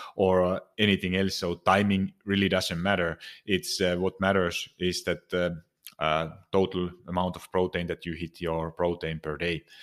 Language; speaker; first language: English; non-native, fluent; Finnish